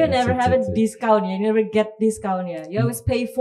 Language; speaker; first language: English; non-native, fluent; Indonesian